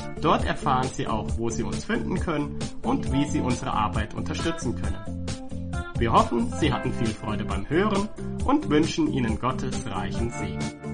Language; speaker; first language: German; native; German